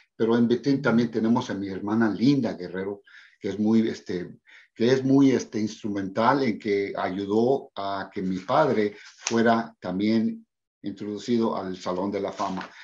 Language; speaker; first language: Spanish; early bilingual, heritage; Spanish